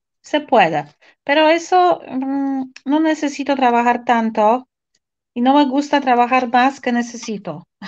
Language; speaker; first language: Spanish; non-native, fluent; Polish